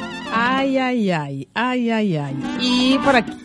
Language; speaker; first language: Spanish; native; Spanish